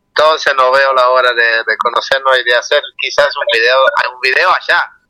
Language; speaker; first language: Spanish; non-native, fluent; Italian